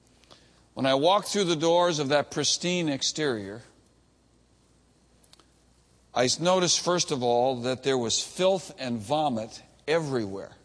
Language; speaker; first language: English; native; English